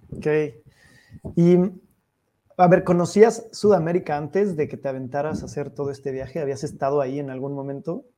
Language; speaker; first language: Spanish; native; Spanish